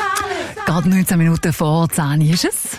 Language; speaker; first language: German; native; German